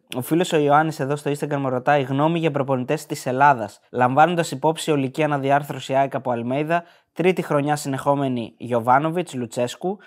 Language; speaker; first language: Greek; native; Greek